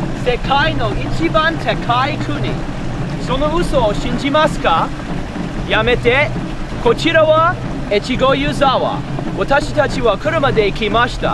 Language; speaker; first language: Japanese; non-native, learner; English